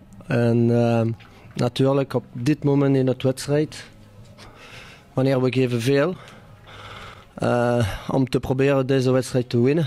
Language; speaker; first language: Dutch; non-native, fluent; French